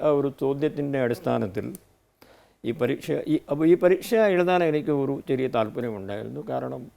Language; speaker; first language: Malayalam; non-native, fluent; Hindi